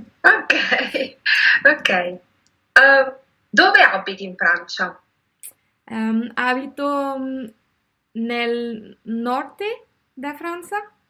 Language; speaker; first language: Italian; non-native, learner; French